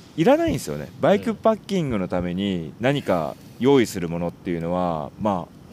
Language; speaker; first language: Japanese; native; Japanese